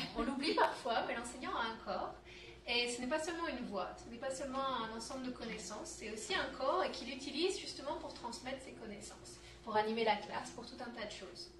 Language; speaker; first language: French; native; French